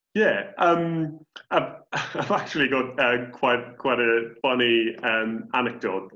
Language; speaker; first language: English; native; English